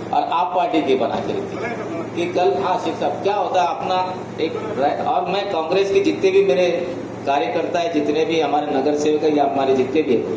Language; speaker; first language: Hindi; non-native, local second language; Marathi